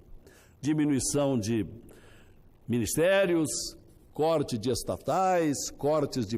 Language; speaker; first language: Portuguese; native; Portuguese